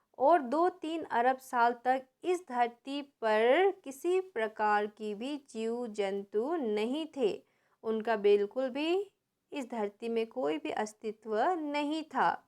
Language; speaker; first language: Hindi; non-native, local second language; Nepali